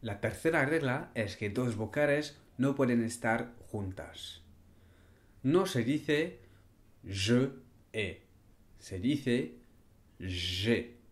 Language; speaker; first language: Spanish; non-native, fluent; French